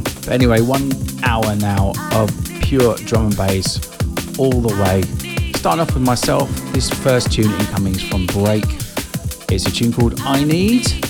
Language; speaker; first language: English; native; English